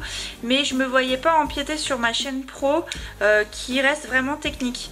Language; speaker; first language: French; native; French